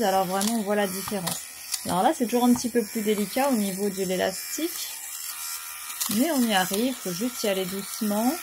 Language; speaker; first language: French; native; French